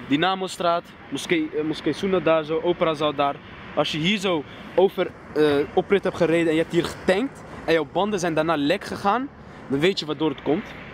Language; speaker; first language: Dutch; early bilingual, other home language; Riffian